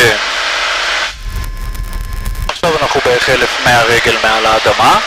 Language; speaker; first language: Hebrew; native; Hebrew